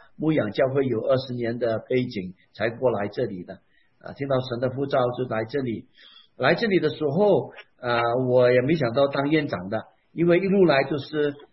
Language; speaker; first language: Chinese; non-native, local second language; Hakka Chinese